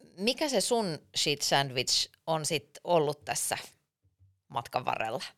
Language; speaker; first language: Finnish; native; Finnish